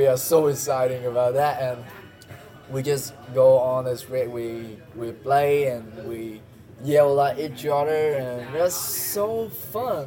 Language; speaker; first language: English; non-native, learner; Vietnamese